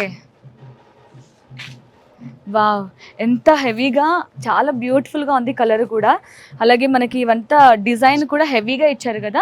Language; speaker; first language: Telugu; native; Telugu